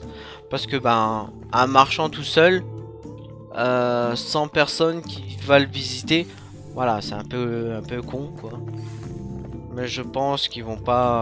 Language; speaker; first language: French; native; French